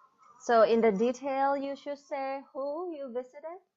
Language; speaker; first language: English; non-native, fluent; Thai